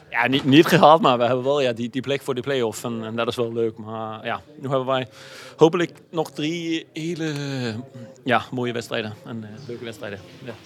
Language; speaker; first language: Dutch; non-native, fluent; Danish